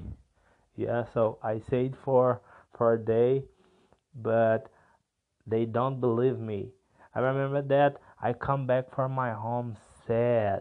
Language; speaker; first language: English; non-native, learner; Portuguese